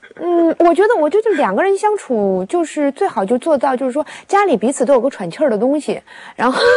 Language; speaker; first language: Chinese; native; Chinese